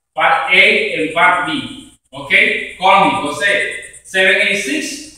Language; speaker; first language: English; non-native, learner; Spanish